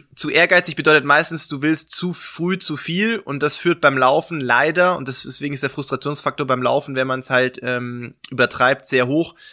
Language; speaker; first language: German; native; German